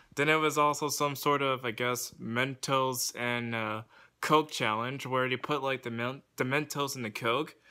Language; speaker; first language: English; native; English